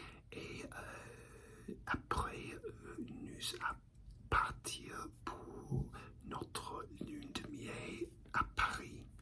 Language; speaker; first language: French; non-native, learner; English